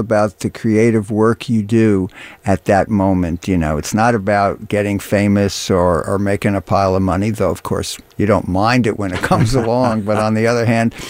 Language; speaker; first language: English; native; English